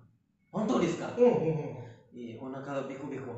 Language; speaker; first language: Japanese; non-native, learner; Indonesian